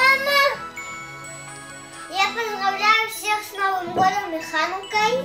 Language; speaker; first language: Russian; early bilingual, heritage; Russian